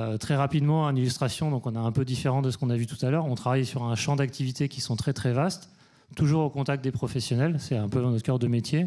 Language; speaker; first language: French; native; French